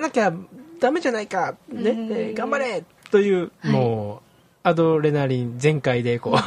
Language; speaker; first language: Japanese; native; Japanese